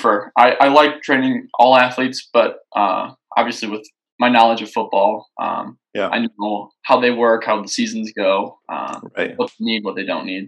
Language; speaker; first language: English; native; English